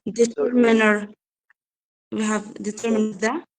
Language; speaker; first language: English; non-native, learner; Arabic